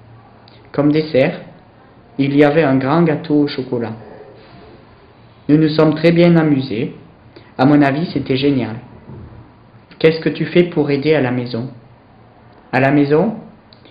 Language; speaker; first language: French; non-native, learner; English